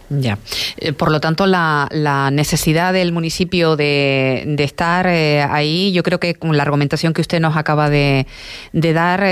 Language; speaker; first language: Spanish; native; Spanish